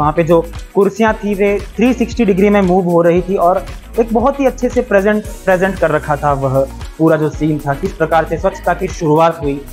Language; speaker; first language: Hindi; native; Hindi